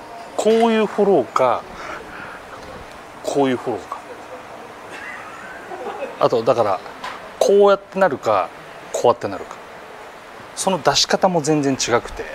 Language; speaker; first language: Japanese; native; Japanese